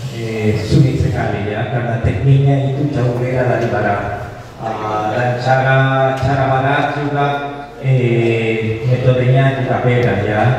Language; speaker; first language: Indonesian; non-native, fluent; Spanish